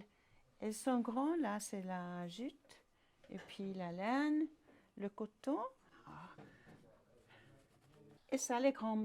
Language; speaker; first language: French; non-native, fluent; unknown